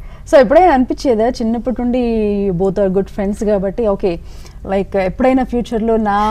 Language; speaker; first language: Telugu; native; Telugu